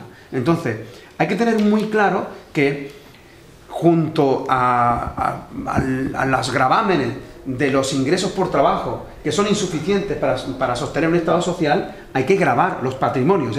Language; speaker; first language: Spanish; native; Spanish